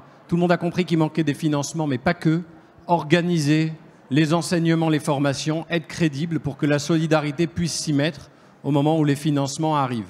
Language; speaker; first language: French; native; French